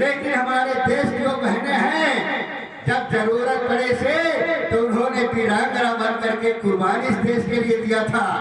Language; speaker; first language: Hindi; native; Hindi